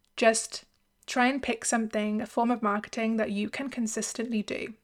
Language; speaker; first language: English; native; English